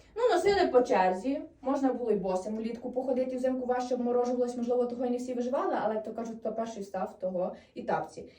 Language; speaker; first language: Ukrainian; native; Ukrainian